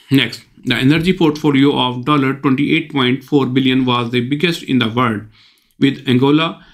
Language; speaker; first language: English; non-native, local second language; Urdu